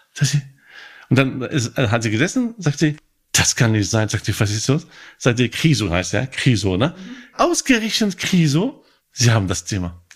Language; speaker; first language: German; non-native, fluent; Arabic